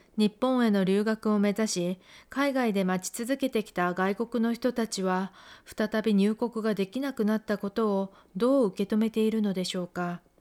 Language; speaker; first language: Japanese; non-native, fluent; Korean